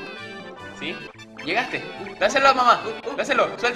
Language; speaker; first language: Spanish; native; Spanish